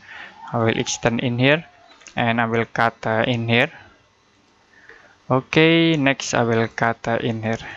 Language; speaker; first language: English; non-native, learner; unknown